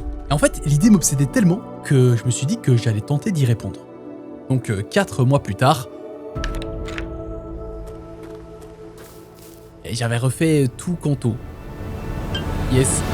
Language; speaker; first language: French; native; French